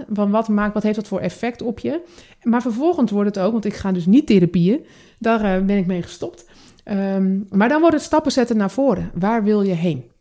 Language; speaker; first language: Dutch; native; Dutch